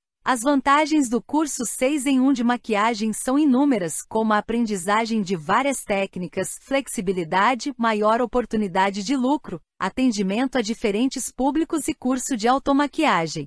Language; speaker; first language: Portuguese; native; Portuguese